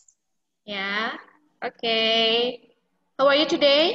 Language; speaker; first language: English; non-native, fluent; Indonesian